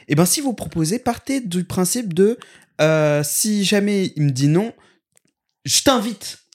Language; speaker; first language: French; native; French